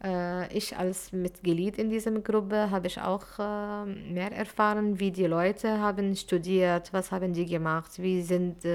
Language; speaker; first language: German; non-native, fluent; Arabic